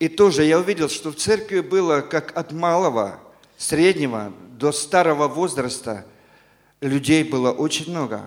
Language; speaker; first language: Polish; non-native, learner; Russian